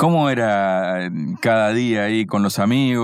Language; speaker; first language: Spanish; native; Spanish